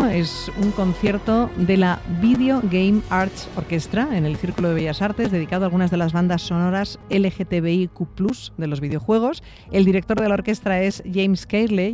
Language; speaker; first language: Spanish; native; Spanish